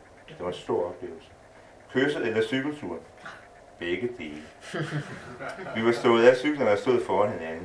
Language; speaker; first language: Danish; native; Danish